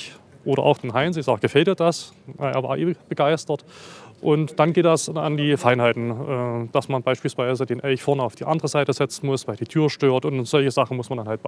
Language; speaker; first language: German; native; German